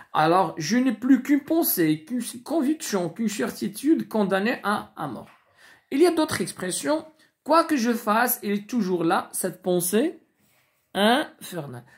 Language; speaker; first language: French; non-native, local second language; Arabic